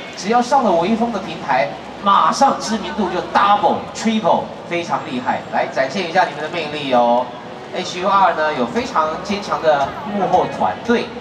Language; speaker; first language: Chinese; native; Chinese